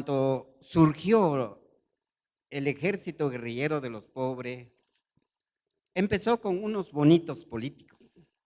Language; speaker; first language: Spanish; non-native, local second language; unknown